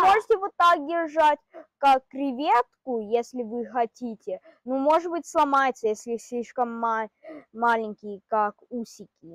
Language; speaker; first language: Russian; early bilingual, heritage; Russian